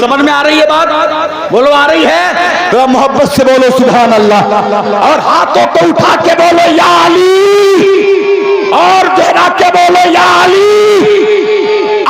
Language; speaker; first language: Urdu; native; Urdu